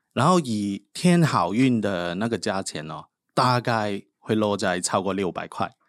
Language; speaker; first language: Chinese; non-native, local second language; Cantonese